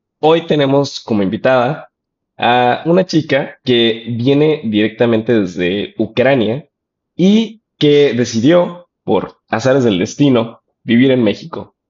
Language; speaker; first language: Spanish; native; Spanish